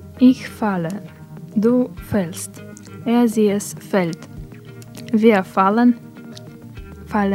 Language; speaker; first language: German; non-native, learner; Russian